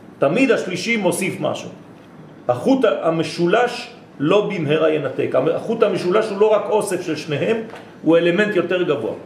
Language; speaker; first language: Hebrew; non-native, fluent; French